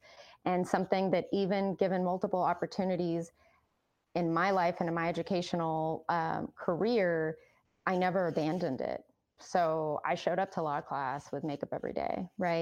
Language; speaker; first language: English; early bilingual, other home language; Spanish